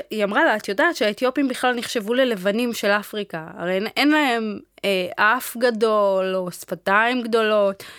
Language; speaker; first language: Hebrew; early bilingual, other home language; Amharic